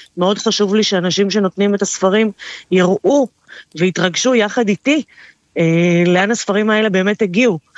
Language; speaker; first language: Hebrew; early bilingual, other home language; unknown